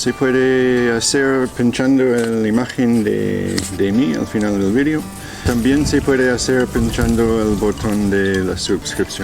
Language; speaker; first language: Spanish; non-native, fluent; English